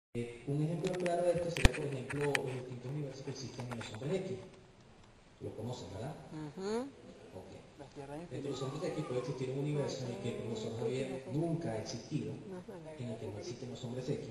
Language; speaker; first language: Spanish; native; Spanish